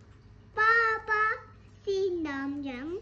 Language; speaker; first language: Chinese; non-native, local second language; Cantonese